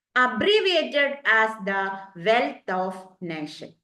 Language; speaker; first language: English; non-native, local second language; Malayalam